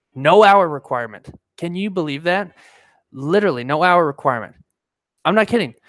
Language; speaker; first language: English; native; English